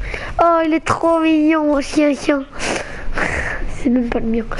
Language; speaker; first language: French; native; French